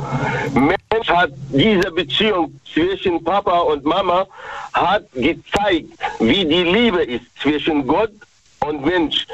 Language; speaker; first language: German; non-native, learner; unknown